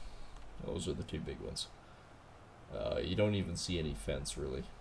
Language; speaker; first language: English; native; English